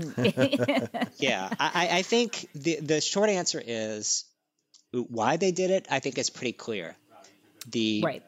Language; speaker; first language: English; native; English